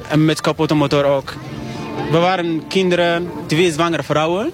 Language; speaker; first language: Dutch; non-native, fluent; Arabic